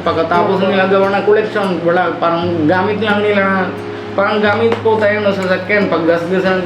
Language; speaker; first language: Filipino; non-native, learner; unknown